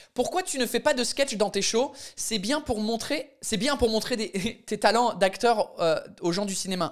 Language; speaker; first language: French; non-native, fluent; English